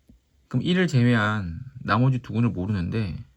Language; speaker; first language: Korean; native; Korean